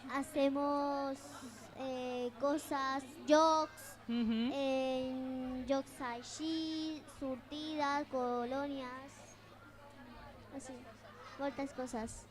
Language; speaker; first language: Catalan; non-native, local second language; Spanish